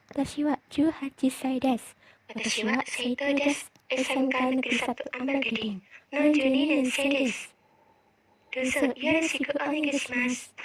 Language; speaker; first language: Japanese; non-native, learner; Indonesian